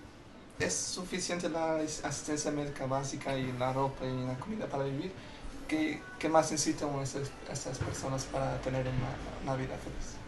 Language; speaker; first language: Spanish; non-native, learner; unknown